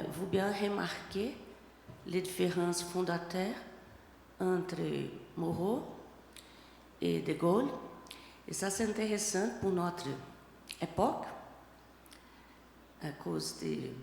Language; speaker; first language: French; non-native, fluent; Portuguese